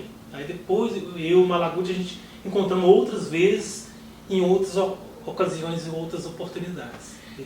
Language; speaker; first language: Portuguese; native; Portuguese